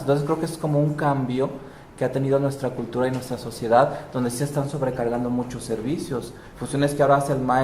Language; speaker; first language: Spanish; native; Spanish